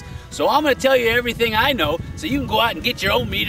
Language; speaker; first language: English; native; English